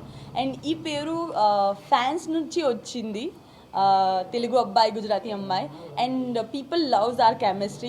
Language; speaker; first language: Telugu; non-native, learner; Gujarati